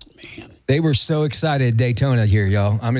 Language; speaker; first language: English; native; English